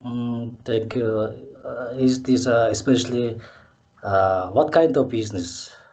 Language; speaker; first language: English; non-native, learner; Mongolian